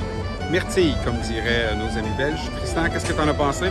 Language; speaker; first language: French; native; French